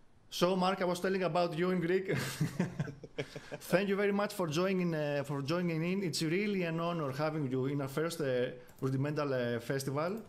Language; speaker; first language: English; non-native, fluent; Greek